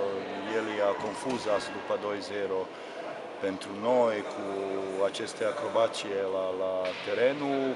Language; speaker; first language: Romanian; non-native, learner; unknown